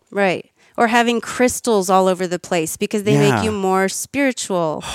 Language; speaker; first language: English; native; English